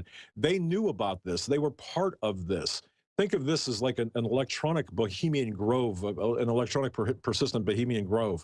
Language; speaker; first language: English; native; English